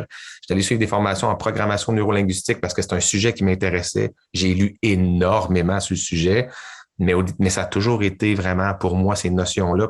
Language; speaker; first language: French; native; French